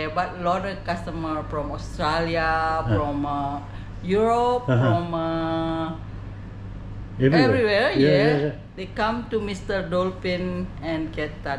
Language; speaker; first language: English; non-native, local second language; Indonesian